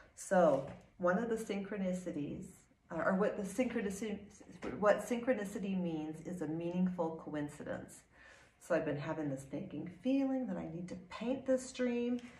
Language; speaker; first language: English; native; English